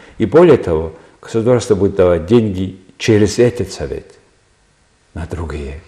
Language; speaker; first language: Russian; non-native, fluent; Mongolian